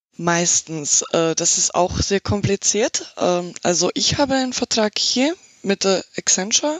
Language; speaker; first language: German; non-native, fluent; Slovak